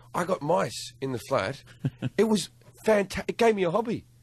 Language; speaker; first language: English; native; English